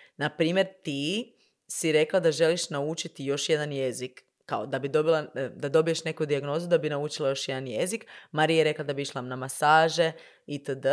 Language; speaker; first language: Croatian; native; Croatian